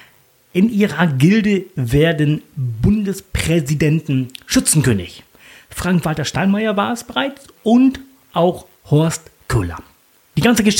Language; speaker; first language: German; native; German